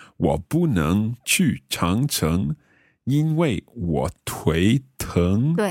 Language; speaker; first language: Chinese; non-native, learner; English